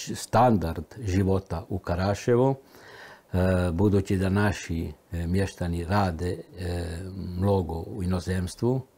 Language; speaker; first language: Croatian; early bilingual, heritage; Romanian